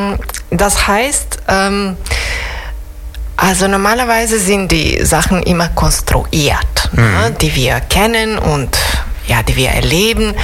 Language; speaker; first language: German; non-native, fluent; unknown